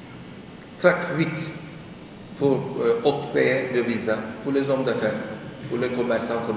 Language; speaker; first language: French; non-native, fluent; Turkish